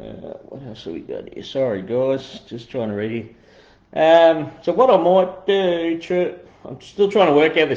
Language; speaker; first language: English; native; English